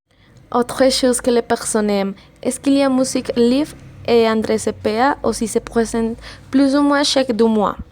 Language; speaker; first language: French; non-native, learner; Spanish